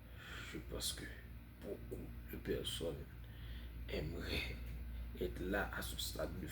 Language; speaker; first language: French; non-native, fluent; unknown